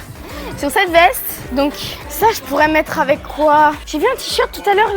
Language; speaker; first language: French; native; French